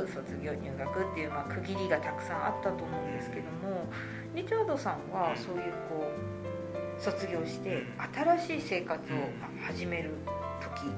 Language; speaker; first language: Japanese; native; Japanese